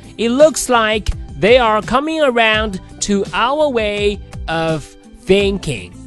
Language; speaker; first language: English; non-native, fluent; Chinese